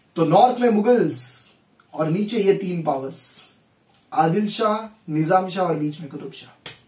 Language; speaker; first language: Hindi; non-native, local second language; Marathi